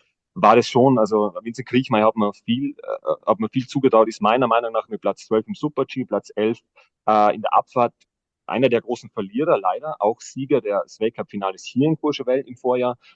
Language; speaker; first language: German; native; German